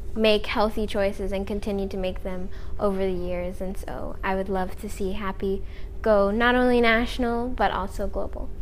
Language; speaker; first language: English; native; English